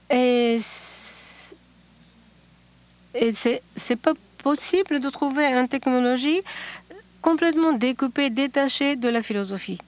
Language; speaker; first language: French; non-native, fluent; Japanese